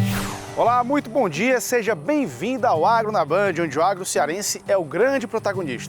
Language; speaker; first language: Portuguese; native; Portuguese